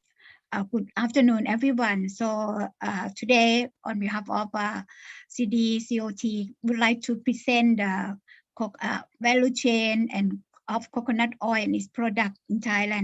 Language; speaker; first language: English; non-native, learner; Thai